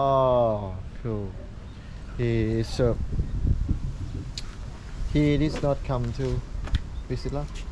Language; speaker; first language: English; non-native, learner; Lao